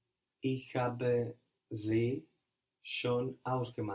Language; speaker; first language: German; non-native, learner; English